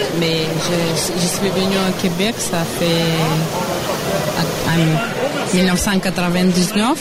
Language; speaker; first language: French; non-native, learner; Russian